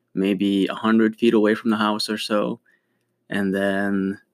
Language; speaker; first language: English; early bilingual, other home language; Ukrainian